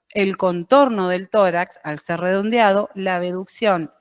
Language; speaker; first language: Spanish; native; Spanish